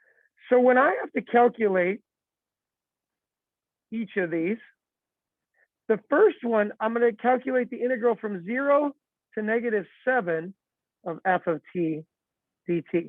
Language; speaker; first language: English; native; English